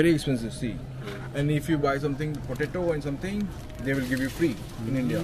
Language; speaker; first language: English; non-native, local second language; Hindi